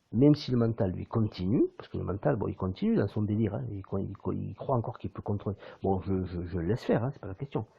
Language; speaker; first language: French; native; French